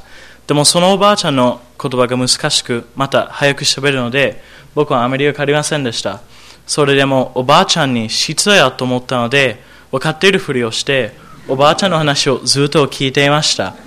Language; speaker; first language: Japanese; non-native, learner; English